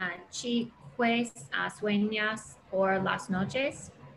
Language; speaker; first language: Spanish; non-native, learner; English